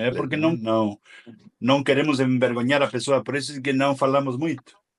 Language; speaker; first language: Portuguese; non-native, fluent; Spanish